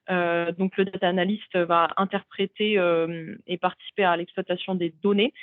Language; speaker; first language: French; native; French